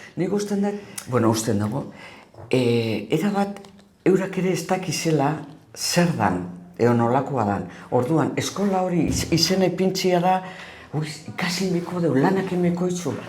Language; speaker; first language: Basque; native; Basque